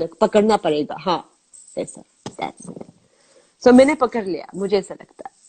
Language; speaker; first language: Hindi; non-native, learner; Azerbaijani